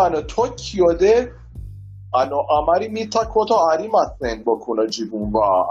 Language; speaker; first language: Japanese; non-native, learner; Persian